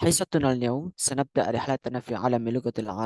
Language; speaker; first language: Arabic; non-native, fluent; Indonesian